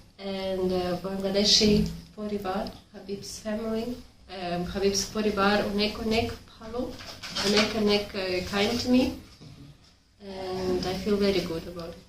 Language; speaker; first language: Bangla; non-native, learner; Russian